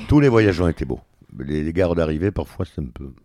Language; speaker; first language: French; native; French